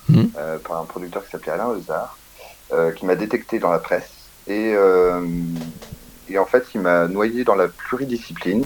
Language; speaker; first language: French; native; French